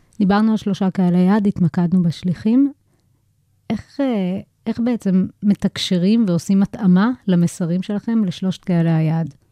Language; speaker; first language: Hebrew; native; Hebrew